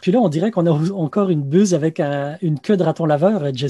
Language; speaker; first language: French; native; French